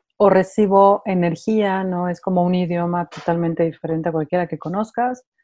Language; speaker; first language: Spanish; native; Spanish